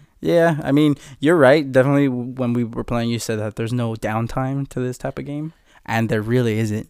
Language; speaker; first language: English; early bilingual, other home language; Spanish